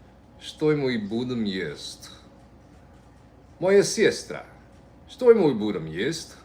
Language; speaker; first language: Russian; non-native, learner; English